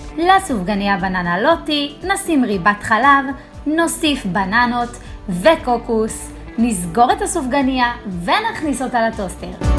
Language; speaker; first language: Hebrew; native; Hebrew